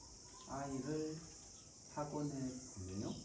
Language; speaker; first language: Korean; non-native, learner; English